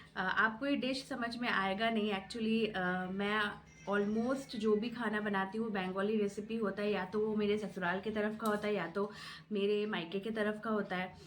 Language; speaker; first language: Hindi; non-native, local second language; Bangla